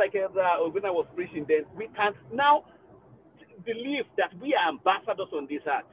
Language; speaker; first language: English; non-native, local second language; Yoruba